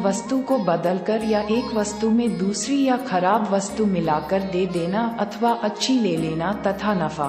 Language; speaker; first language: Hindi; native; Hindi